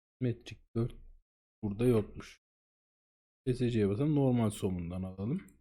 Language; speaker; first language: Turkish; native; Turkish